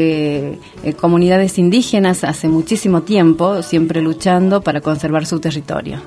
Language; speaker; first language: Spanish; native; Spanish